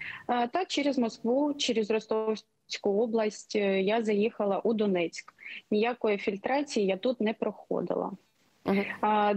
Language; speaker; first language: Ukrainian; non-native, local second language; Russian